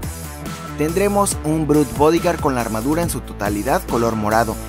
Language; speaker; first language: Spanish; native; Spanish